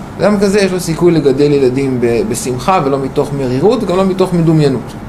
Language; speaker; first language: Hebrew; native; Hebrew